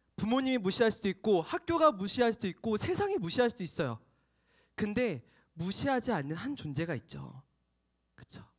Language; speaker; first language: Korean; native; Korean